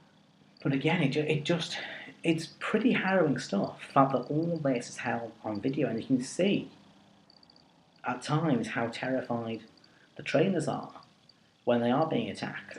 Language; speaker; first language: English; native; English